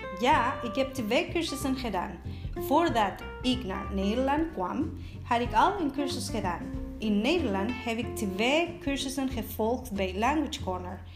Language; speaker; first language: Dutch; non-native, fluent; Spanish